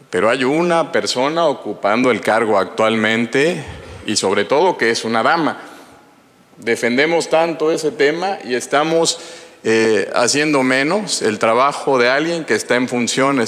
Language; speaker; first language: Spanish; native; Spanish